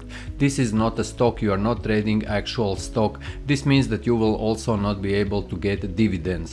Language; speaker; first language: English; non-native, fluent; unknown